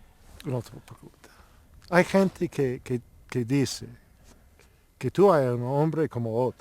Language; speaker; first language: Spanish; non-native, learner; English